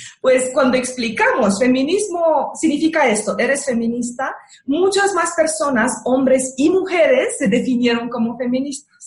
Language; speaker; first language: Spanish; non-native, fluent; Romanian